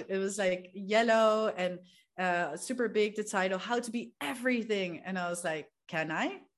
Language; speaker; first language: English; non-native, fluent; Dutch